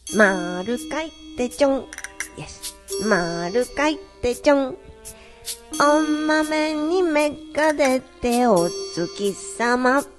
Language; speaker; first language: Japanese; native; Japanese